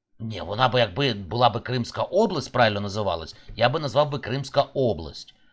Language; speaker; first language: Ukrainian; native; Ukrainian